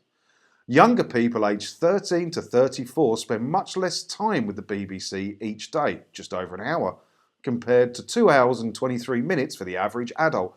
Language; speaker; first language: English; native; English